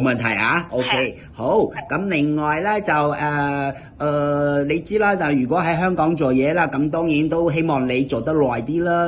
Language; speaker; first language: Cantonese; native; Cantonese